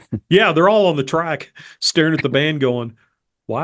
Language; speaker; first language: English; native; English